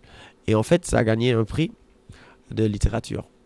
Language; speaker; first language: French; non-native, fluent; German